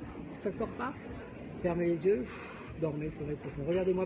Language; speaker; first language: French; native; French